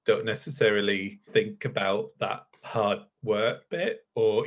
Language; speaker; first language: English; native; English